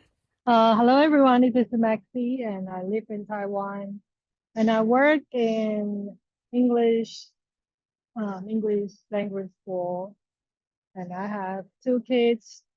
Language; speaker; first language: English; non-native, learner; Chinese